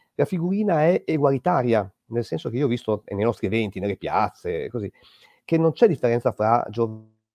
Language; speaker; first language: Italian; native; Italian